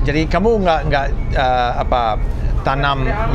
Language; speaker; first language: Indonesian; non-native, fluent; English